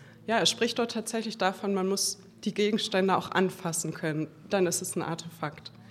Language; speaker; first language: German; native; German